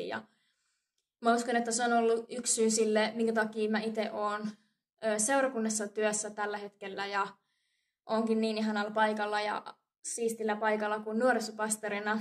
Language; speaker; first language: Finnish; native; Finnish